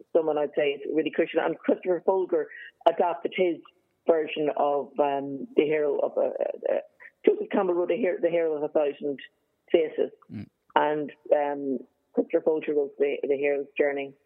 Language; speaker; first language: English; native; English